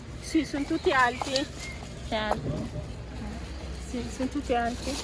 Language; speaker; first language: Italian; non-native, learner; Filipino